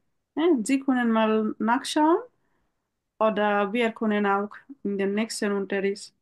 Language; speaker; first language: German; non-native, fluent; Bangla